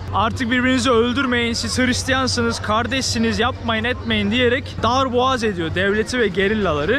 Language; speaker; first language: Turkish; native; Turkish